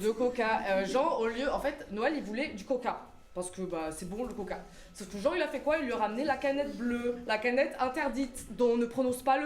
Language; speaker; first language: French; native; French